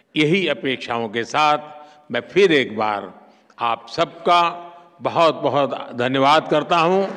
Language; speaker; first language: Hindi; non-native, local second language; Gujarati